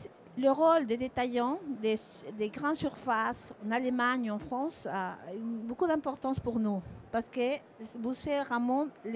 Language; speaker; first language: French; non-native, fluent; Spanish